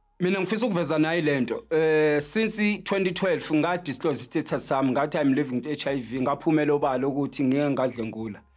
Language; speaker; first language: Zulu; native; Zulu